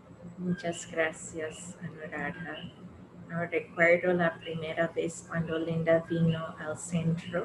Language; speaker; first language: Spanish; non-native, fluent; English